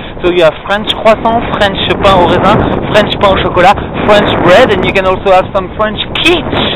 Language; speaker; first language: English; non-native, fluent; French